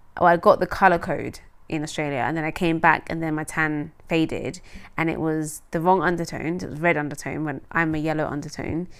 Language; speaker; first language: English; native; English